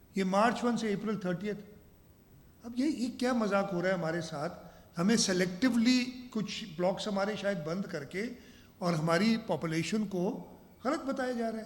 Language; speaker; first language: Urdu; non-native, local second language; Sindhi